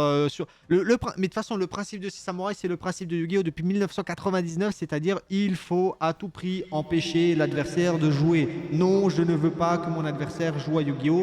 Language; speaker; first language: French; native; French